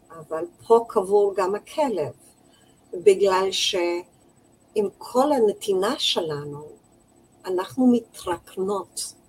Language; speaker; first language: Hebrew; non-native, fluent; English